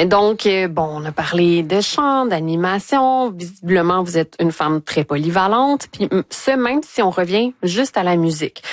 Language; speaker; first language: French; native; French